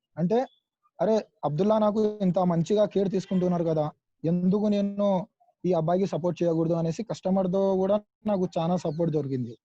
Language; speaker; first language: Telugu; non-native, local second language; Urdu